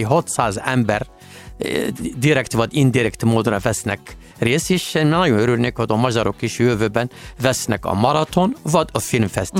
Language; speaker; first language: Hungarian; non-native, learner; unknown